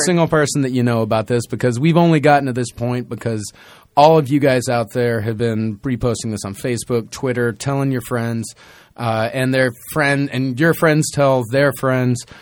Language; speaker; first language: English; native; English